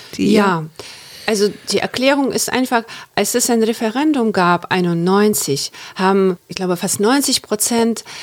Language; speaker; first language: German; non-native, fluent; Ukrainian